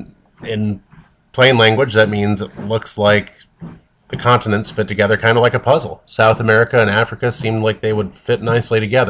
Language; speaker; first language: English; native; English